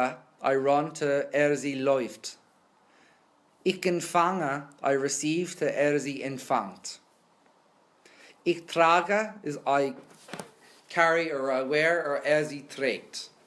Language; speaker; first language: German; non-native, fluent; English